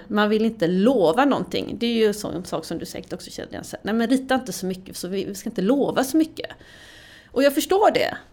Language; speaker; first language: Swedish; native; Swedish